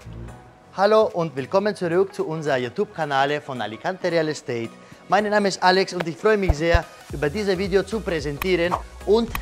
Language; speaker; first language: German; non-native, learner; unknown